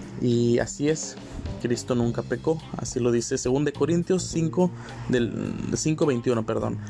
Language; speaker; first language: Spanish; native; Spanish